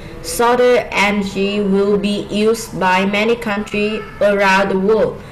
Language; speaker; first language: English; non-native, learner; Vietnamese